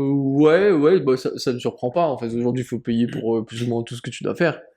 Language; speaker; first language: French; native; French